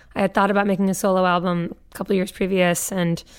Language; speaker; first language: English; native; English